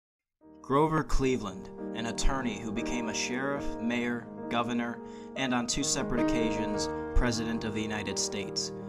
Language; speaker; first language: English; native; English